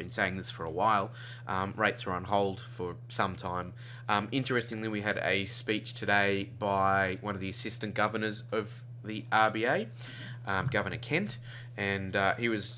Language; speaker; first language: English; native; English